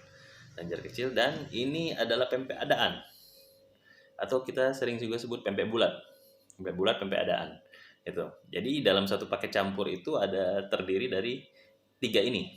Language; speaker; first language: Indonesian; native; Indonesian